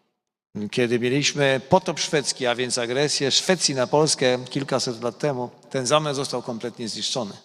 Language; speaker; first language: Polish; native; Polish